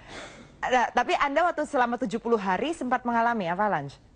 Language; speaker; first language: Indonesian; native; Indonesian